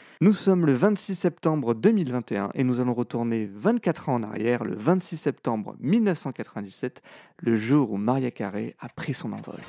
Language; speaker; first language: French; native; French